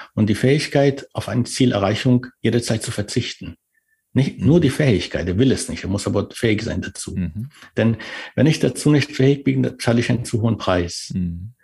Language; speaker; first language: German; non-native, fluent; Persian